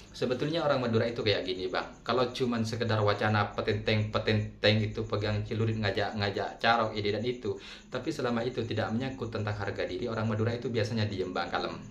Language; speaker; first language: Indonesian; non-native, local second language; Madurese